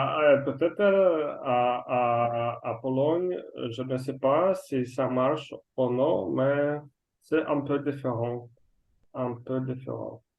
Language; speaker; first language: French; non-native, learner; Russian